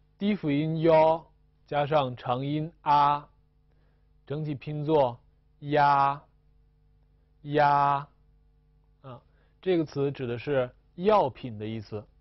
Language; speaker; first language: Chinese; native; Chinese